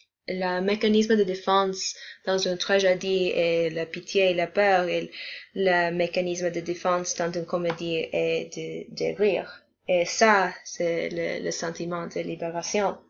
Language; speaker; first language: French; non-native, learner; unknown